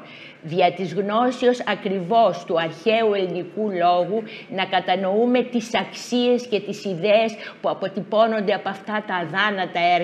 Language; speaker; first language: Greek; native; Greek